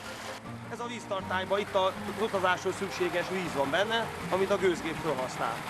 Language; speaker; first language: Hungarian; native; Hungarian